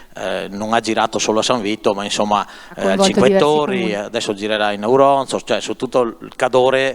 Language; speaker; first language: Italian; native; Italian